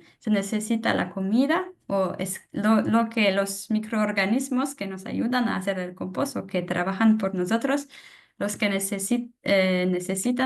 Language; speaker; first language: Spanish; non-native, fluent; French